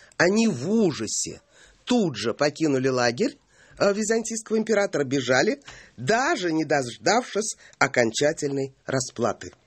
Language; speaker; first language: Russian; native; Russian